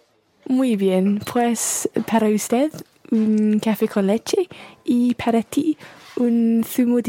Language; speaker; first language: Spanish; non-native, learner; English